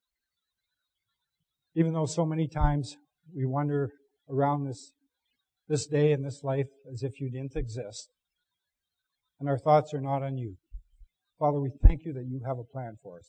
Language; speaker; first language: English; native; English